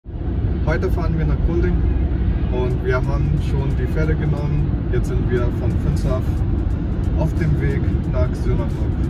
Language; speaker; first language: German; non-native, fluent; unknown